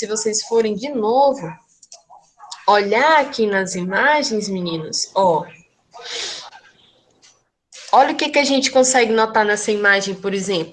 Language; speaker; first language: Portuguese; native; Portuguese